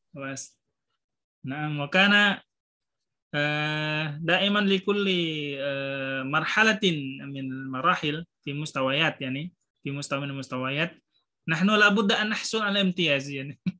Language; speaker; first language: Arabic; non-native, fluent; Indonesian